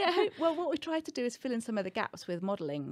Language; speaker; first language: English; native; English